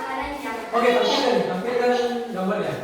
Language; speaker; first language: Indonesian; native; Indonesian